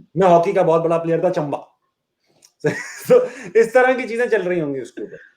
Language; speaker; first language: Hindi; native; Hindi